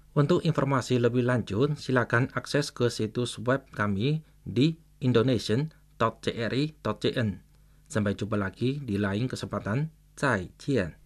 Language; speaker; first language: Indonesian; non-native, fluent; Chinese